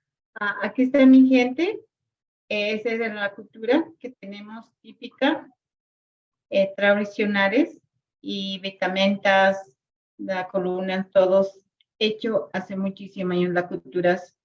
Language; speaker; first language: Spanish; non-native, local second language; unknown